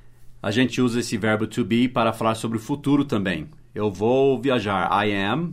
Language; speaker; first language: Portuguese; non-native, fluent; English